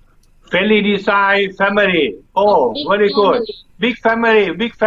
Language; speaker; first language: English; non-native, learner; Thai